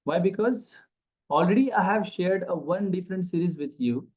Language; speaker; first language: English; non-native, local second language; Marathi